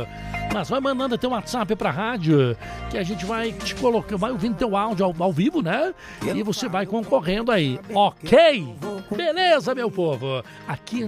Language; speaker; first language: Portuguese; native; Portuguese